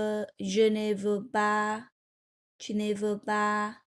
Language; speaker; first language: French; non-native, learner; Vietnamese